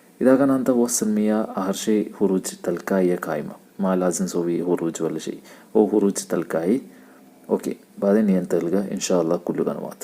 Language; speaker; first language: Arabic; non-native, learner; Malayalam